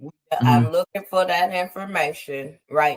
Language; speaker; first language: English; native; English